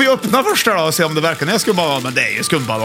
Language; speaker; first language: Swedish; native; Swedish